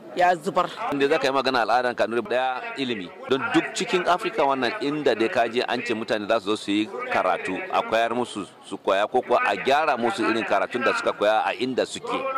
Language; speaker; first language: Hausa; non-native, local second language; Kanuri